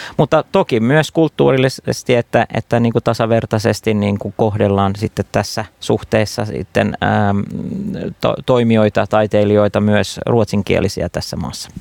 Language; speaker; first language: Finnish; non-native, local second language; Swedish